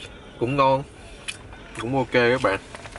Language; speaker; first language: Vietnamese; early bilingual, other home language; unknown